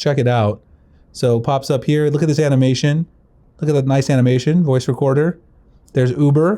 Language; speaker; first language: English; native; English